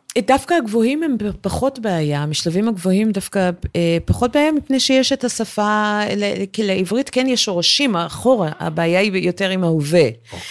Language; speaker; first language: Hebrew; early bilingual, other home language; Persian